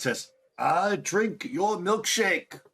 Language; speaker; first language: English; native; English